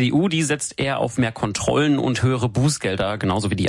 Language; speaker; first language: German; native; German